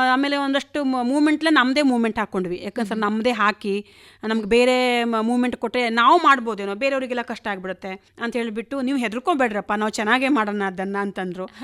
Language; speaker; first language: Kannada; non-native, local second language; Konkani